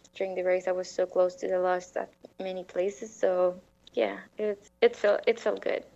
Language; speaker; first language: English; non-native, fluent; French